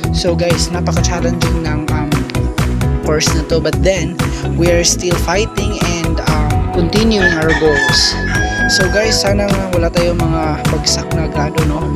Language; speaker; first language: Filipino; non-native, local second language; Cebuano